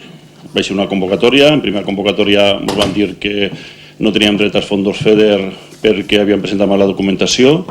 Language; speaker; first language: Catalan; native; Catalan